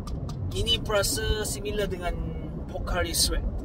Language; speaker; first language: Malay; non-native, fluent; Korean